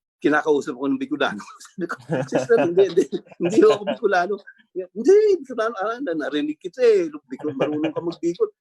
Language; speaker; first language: Filipino; native; Filipino